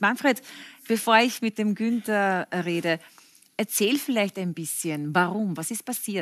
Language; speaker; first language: German; native; German